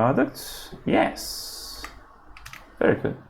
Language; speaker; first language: English; non-native, fluent; Spanish